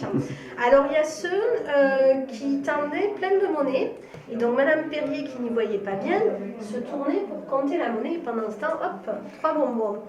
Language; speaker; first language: French; native; French